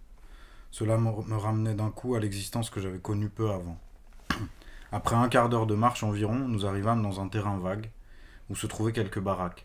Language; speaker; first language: French; native; French